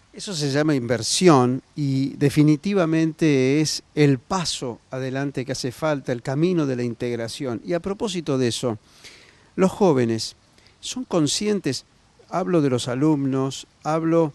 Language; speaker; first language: Spanish; native; Spanish